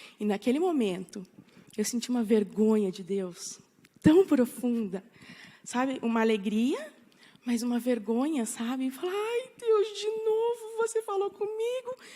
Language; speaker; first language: Portuguese; native; Portuguese